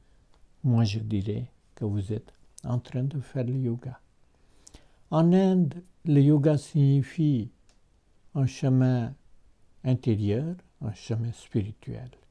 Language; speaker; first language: French; non-native, fluent; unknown